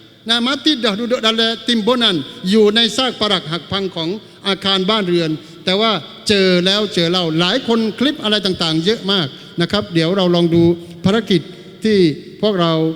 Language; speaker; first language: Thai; non-native, local second language; Malay